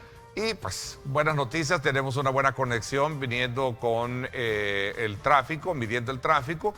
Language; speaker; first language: Spanish; native; Spanish